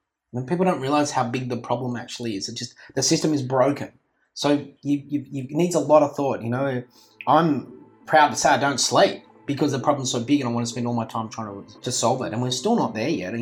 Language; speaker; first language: English; native; English